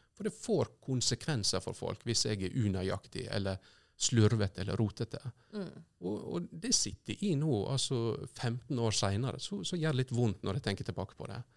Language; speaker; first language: Norwegian; native; Norwegian